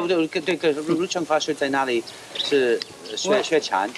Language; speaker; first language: Chinese; non-native, fluent; English